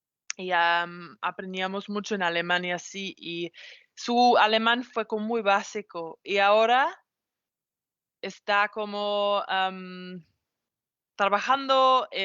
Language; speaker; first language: Spanish; non-native, fluent; German